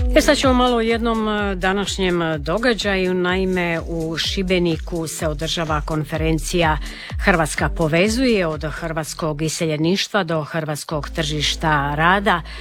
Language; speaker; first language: Croatian; native; Croatian